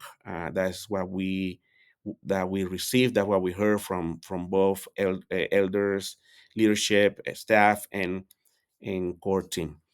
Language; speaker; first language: English; non-native, fluent; Spanish